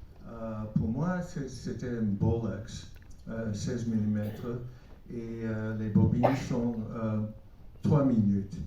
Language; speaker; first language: French; non-native, fluent; English